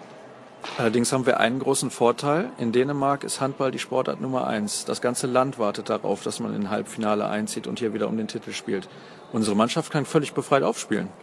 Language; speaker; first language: German; native; German